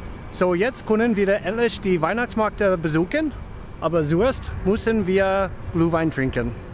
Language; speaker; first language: German; non-native, learner; English